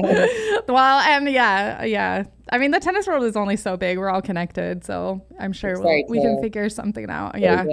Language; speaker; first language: English; native; English